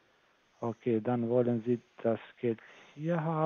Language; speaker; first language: German; non-native, fluent; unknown